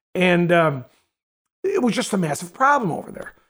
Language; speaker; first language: English; native; English